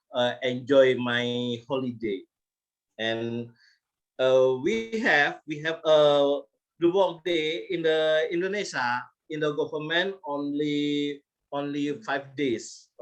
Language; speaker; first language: English; non-native, learner; Indonesian